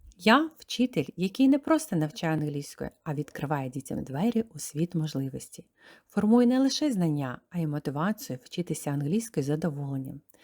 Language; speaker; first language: Ukrainian; non-native, fluent; Romanian